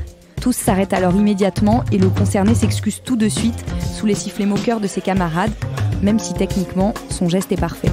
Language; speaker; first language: French; native; French